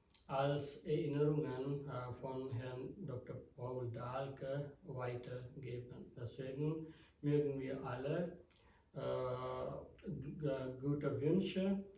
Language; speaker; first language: German; non-native, fluent; Sinhala